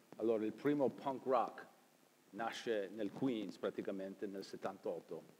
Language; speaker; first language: Italian; early bilingual, heritage; Italian